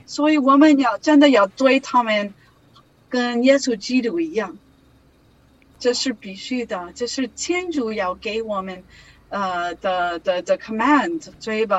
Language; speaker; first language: Chinese; non-native, learner; English